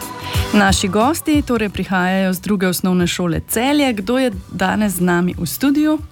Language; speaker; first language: Slovenian; native; Slovenian